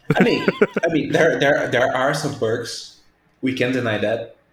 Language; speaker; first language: English; non-native, fluent; Portuguese